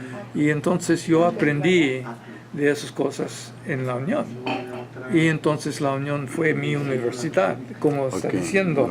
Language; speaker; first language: Spanish; non-native, fluent; English